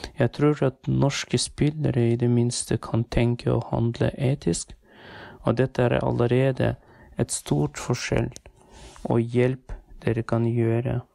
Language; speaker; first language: Norwegian; non-native, fluent; Uyghur